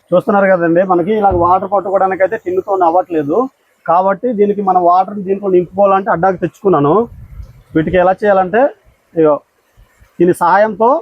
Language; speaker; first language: Telugu; non-native, local second language; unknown